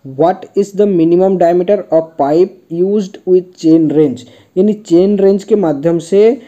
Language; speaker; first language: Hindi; non-native, local second language; Bangla